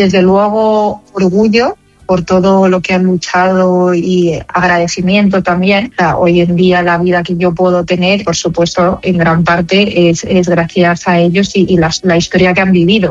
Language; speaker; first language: Spanish; native; Spanish